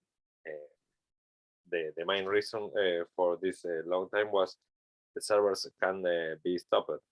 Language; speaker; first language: English; non-native, learner; Spanish